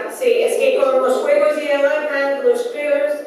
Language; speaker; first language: Spanish; non-native, fluent; Dutch